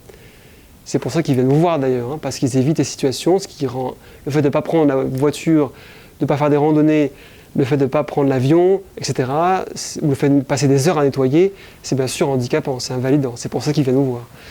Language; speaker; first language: French; native; French